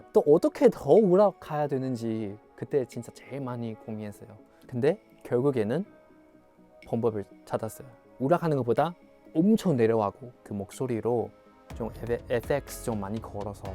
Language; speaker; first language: Korean; non-native, fluent; Chinese